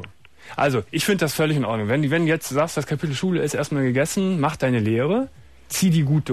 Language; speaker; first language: German; native; German